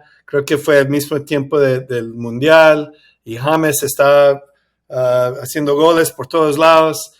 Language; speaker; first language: Spanish; early bilingual, heritage; English